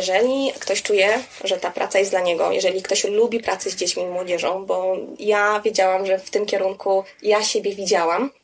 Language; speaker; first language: Polish; native; Polish